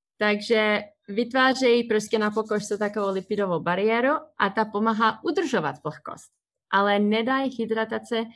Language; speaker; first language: Czech; early bilingual, heritage; Czech